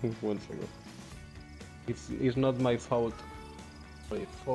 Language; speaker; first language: English; non-native, learner; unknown